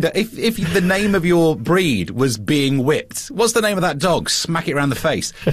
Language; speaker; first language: English; native; English